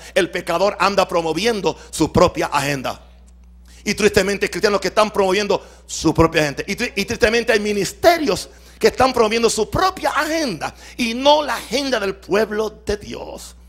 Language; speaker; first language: Spanish; native; Spanish